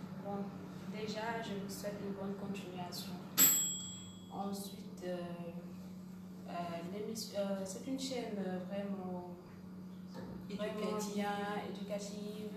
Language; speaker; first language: French; non-native, local second language; Wolof